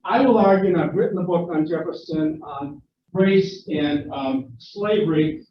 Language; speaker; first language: English; non-native, fluent; Ukrainian